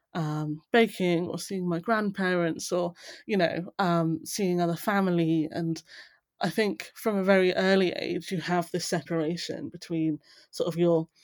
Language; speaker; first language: English; native; English